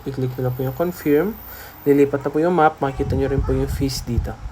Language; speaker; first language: Filipino; native; Filipino